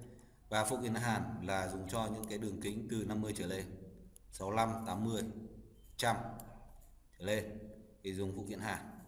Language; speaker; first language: Vietnamese; native; Vietnamese